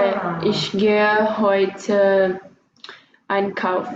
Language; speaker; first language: German; non-native, learner; Portuguese